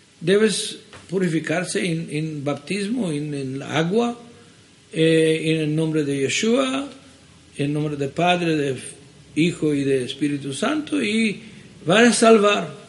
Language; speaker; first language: Spanish; early bilingual, heritage; Spanish